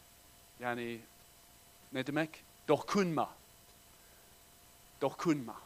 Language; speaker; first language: Turkish; non-native, fluent; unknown